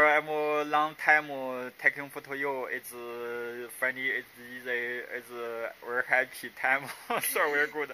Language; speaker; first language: English; non-native, learner; Chinese